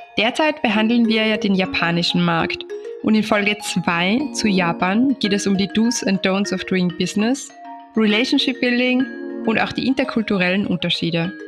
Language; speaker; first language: German; native; German